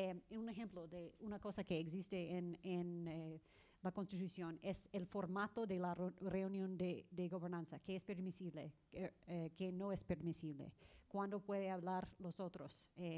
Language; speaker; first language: Spanish; early bilingual, heritage; Spanish